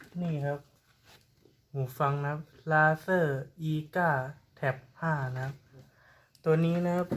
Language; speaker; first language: Thai; native; Thai